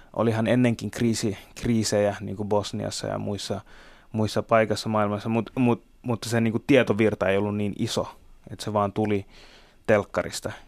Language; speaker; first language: Finnish; early bilingual, other home language; Bangla